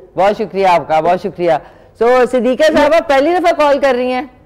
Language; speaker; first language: Urdu; native; Urdu